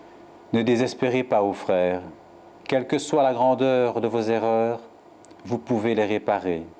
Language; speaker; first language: French; native; French